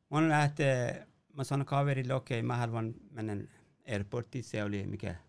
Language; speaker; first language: Finnish; non-native, learner; Persian